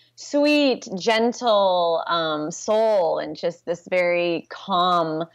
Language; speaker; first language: English; native; English